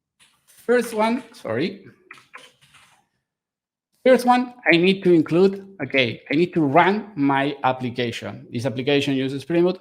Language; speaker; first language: English; non-native, fluent; Spanish